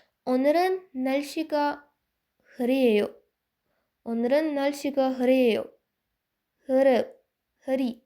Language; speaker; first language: Korean; non-native, fluent; Uzbek